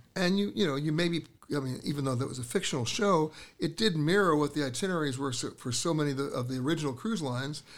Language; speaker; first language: English; native; English